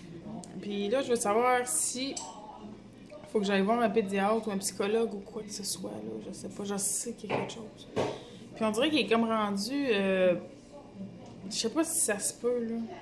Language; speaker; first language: French; native; French